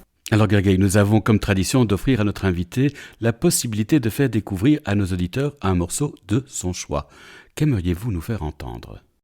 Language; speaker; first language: French; native; French